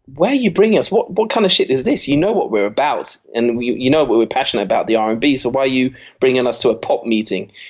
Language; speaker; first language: English; native; English